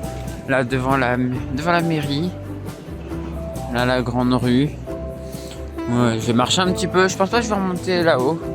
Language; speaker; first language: French; native; French